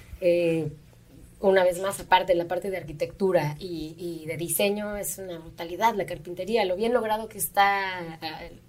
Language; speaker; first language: Spanish; native; Spanish